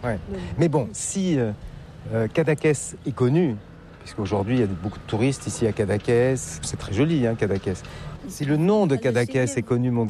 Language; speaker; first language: French; native; French